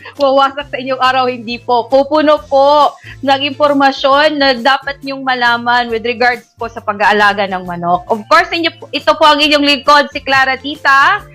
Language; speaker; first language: Filipino; non-native, local second language; Cebuano